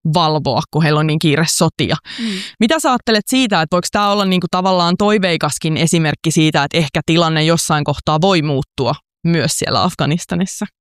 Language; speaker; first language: Finnish; native; Finnish